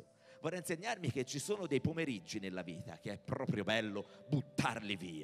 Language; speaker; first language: Italian; native; Italian